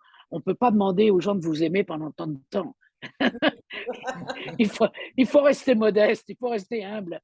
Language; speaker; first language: French; native; French